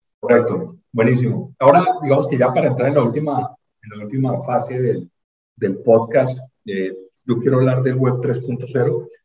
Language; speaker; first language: Spanish; native; Spanish